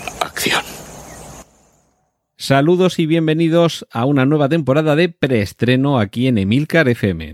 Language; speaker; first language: Spanish; native; Spanish